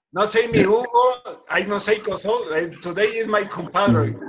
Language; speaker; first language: English; non-native, learner; Spanish